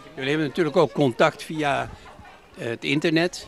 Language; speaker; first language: Dutch; native; Dutch